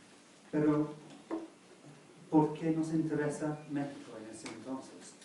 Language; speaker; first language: Spanish; non-native, fluent; English